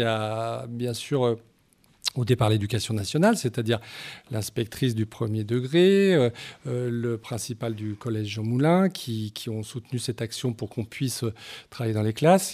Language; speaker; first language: French; native; French